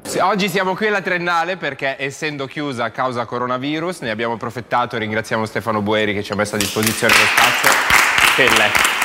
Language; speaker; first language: Italian; native; Italian